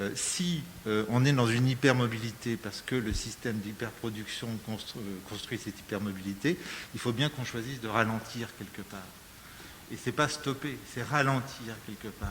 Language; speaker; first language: French; native; French